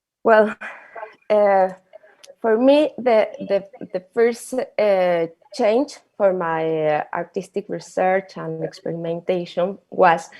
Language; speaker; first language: English; non-native, learner; Spanish